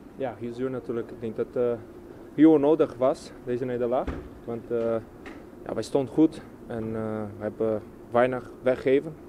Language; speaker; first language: Dutch; non-native, fluent; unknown